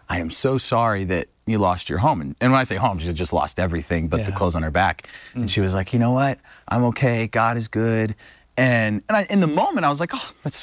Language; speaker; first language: English; native; English